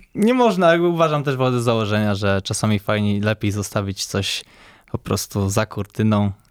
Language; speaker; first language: Polish; native; Polish